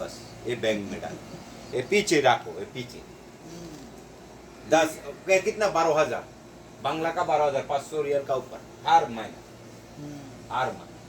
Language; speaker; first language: Hindi; non-native, learner; Bangla